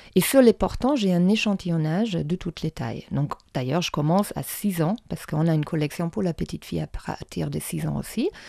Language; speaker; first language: French; non-native, fluent; German